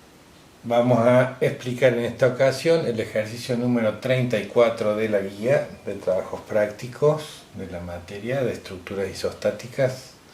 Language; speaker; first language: Spanish; native; Spanish